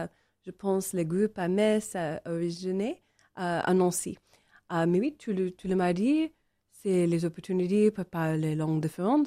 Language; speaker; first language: French; non-native, learner; English